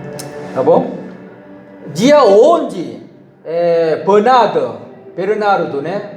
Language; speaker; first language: Portuguese; non-native, learner; Korean